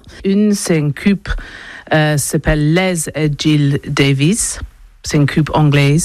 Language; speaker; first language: French; non-native, learner; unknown